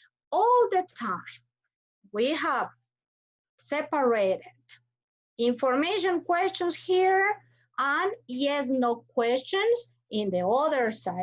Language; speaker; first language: English; non-native, fluent; Spanish